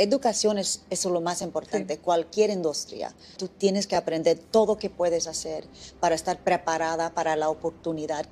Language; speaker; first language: Spanish; non-native, fluent; English